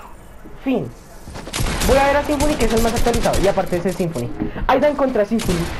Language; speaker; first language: Spanish; native; Spanish